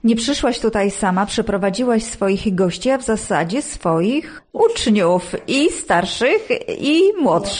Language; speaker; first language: Polish; native; Polish